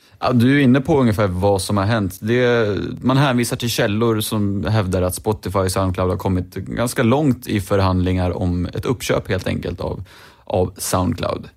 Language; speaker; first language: Swedish; native; Swedish